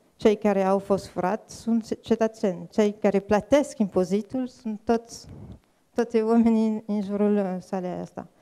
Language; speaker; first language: Romanian; non-native, fluent; French